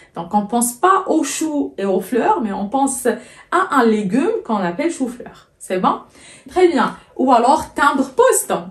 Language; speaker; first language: French; non-native, local second language; Arabic